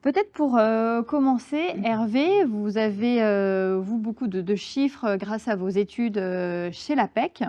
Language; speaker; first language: French; native; French